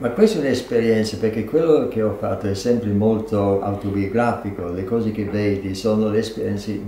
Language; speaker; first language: Italian; non-native, fluent; English